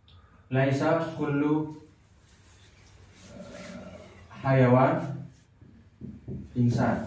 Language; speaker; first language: Arabic; non-native, fluent; Indonesian